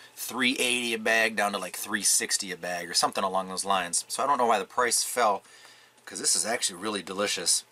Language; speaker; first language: English; native; English